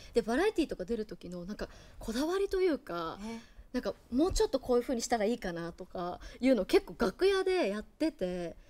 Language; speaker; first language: Japanese; native; Japanese